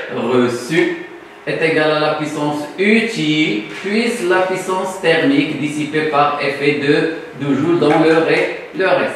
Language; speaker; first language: French; non-native, local second language; Arabic